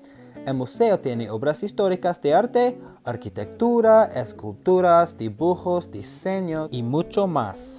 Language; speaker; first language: Spanish; non-native, learner; English